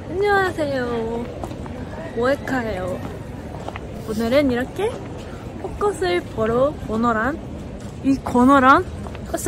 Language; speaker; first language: Korean; non-native, fluent; Japanese